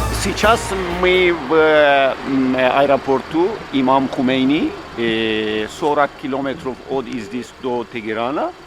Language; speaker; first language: Russian; non-native, learner; Persian